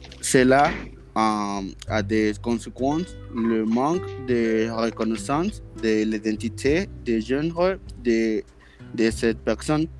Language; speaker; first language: French; non-native, learner; Spanish